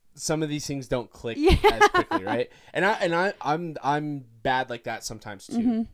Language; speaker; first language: English; native; English